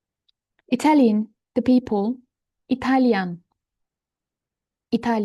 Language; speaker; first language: English; non-native, fluent; Turkish